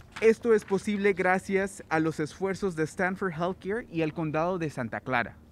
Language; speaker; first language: Spanish; native; Spanish